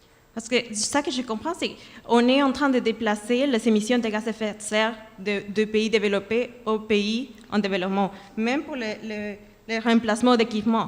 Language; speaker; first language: French; non-native, fluent; Spanish